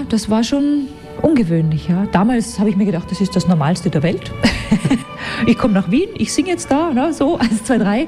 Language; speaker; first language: German; native; German